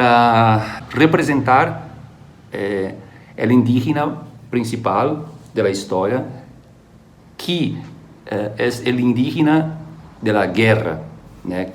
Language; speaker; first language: Spanish; non-native, fluent; Portuguese